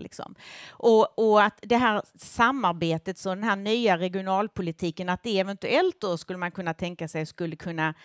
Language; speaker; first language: Swedish; native; Swedish